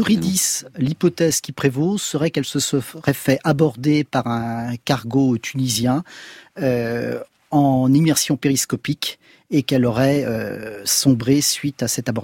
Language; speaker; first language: French; native; French